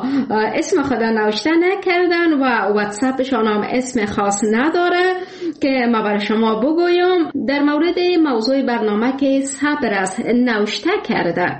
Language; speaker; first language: Persian; native; Persian